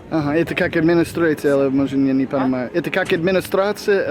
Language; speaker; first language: Russian; non-native, learner; English